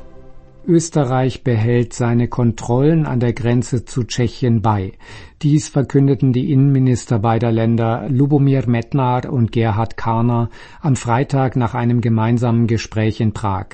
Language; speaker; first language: German; native; German